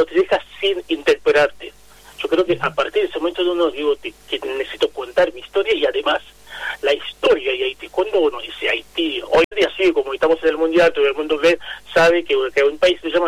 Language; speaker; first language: Spanish; non-native, fluent; Haitian Creole